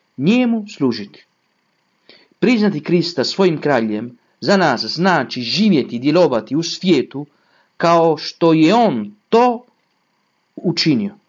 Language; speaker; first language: Croatian; non-native, fluent; Italian